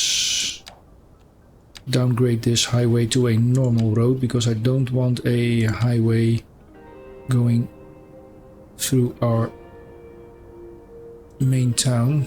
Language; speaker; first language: English; non-native, fluent; Dutch